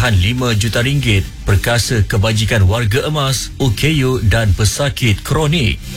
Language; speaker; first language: Malay; native; Malay